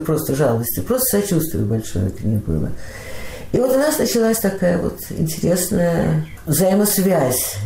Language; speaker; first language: Russian; native; Russian